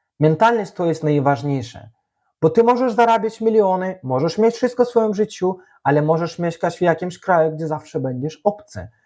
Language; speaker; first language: Polish; non-native, fluent; Azerbaijani